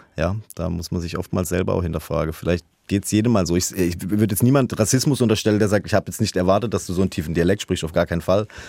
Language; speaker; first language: German; native; German